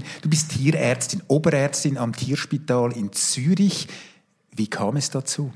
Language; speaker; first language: German; native; German